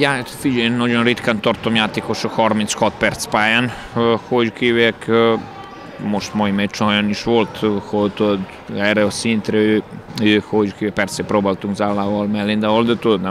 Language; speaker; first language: Hungarian; non-native, learner; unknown